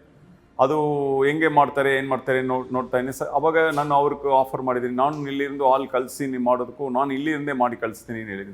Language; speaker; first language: Kannada; non-native, learner; Tamil